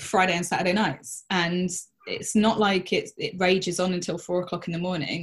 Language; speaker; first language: English; native; English